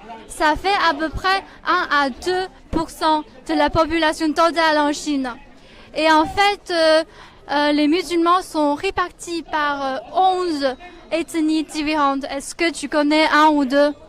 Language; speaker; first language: French; non-native, fluent; Chinese